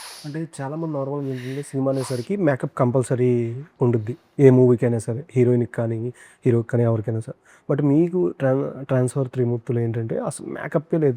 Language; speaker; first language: Telugu; native; Telugu